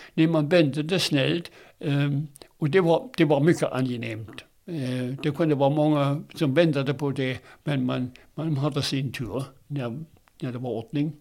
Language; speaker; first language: Swedish; non-native, fluent; German